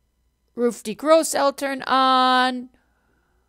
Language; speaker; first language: German; non-native, fluent; English